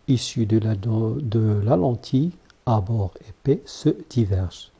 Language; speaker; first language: French; non-native, local second language; Arabic